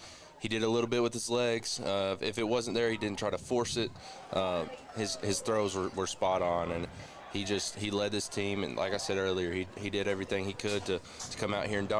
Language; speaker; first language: English; native; English